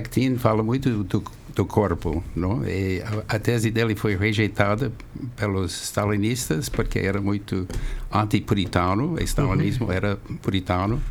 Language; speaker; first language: Portuguese; non-native, fluent; English